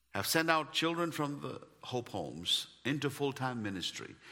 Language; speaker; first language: English; non-native, local second language; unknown